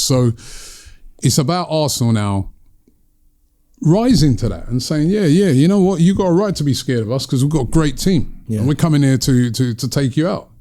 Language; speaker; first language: English; native; English